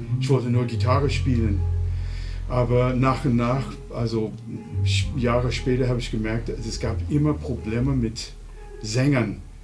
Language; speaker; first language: German; non-native, fluent; English